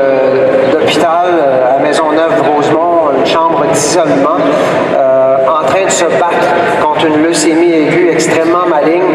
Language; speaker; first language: French; native; French